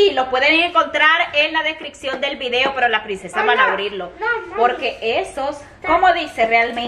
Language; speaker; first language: Spanish; native; Spanish